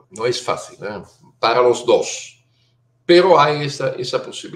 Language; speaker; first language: Spanish; non-native, fluent; Italian